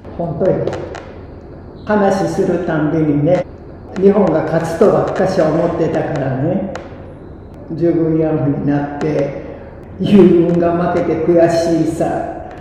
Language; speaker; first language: Japanese; early bilingual, other home language; Korean